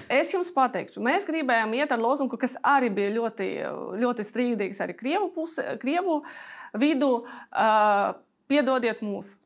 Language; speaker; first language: Latvian; non-native, local second language; Russian